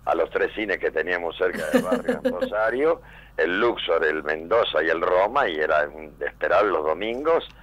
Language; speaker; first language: Spanish; native; Spanish